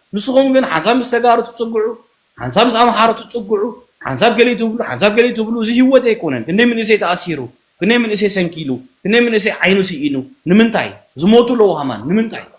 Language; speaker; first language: Tigrinya; early bilingual, heritage; Tigrinya